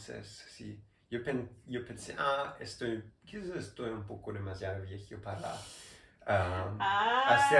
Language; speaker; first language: Spanish; non-native, learner; German